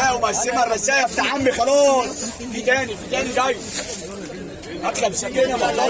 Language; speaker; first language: Arabic; native; Arabic